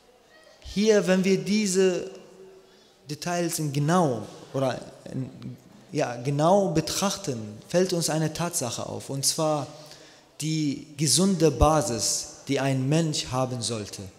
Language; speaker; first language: German; native; German